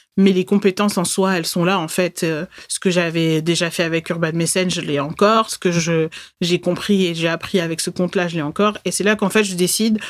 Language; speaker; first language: French; native; French